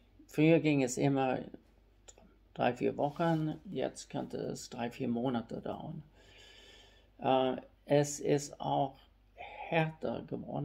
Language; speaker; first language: German; non-native, fluent; Swedish